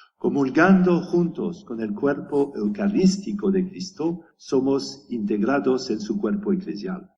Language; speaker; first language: Spanish; non-native, learner; French